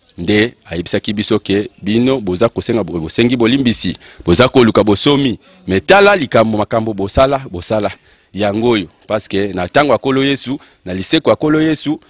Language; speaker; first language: Lingala; non-native, local second language; Kongo